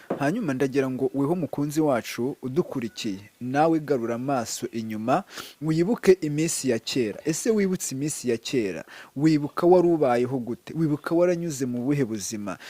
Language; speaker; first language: Kinyarwanda; native; Kinyarwanda